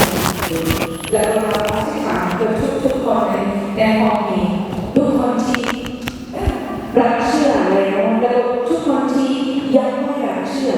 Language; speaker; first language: Thai; non-native, local second language; Akha